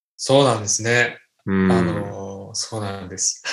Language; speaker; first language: Japanese; native; Japanese